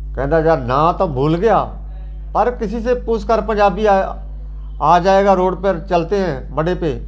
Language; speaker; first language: Hindi; non-native, local second language; Punjabi